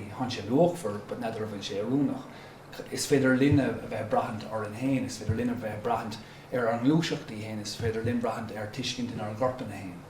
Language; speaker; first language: Irish; non-native, local second language; English